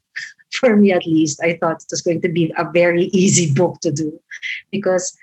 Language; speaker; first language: English; non-native, local second language; Filipino